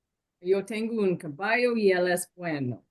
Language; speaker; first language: Spanish; non-native, learner; English